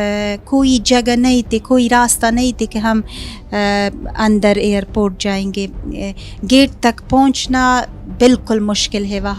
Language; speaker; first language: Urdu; non-native, fluent; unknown